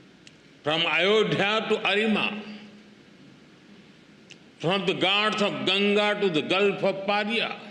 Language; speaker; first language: English; non-native, local second language; Hindi